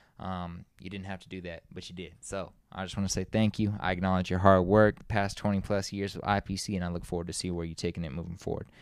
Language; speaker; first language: English; native; English